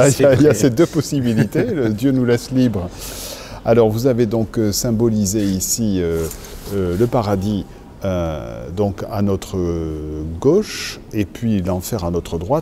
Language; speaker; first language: French; native; French